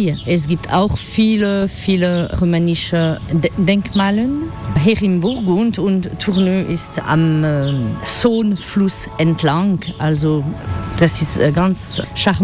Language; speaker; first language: German; non-native, fluent; French